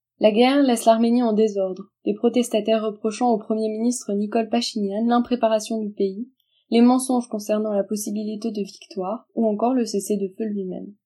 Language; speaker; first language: French; native; French